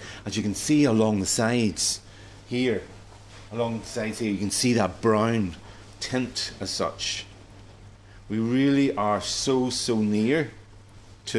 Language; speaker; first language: English; native; English